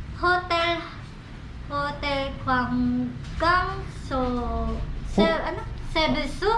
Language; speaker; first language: Korean; non-native, learner; Filipino